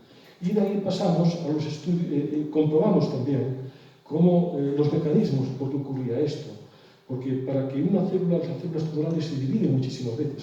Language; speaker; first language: Spanish; native; Spanish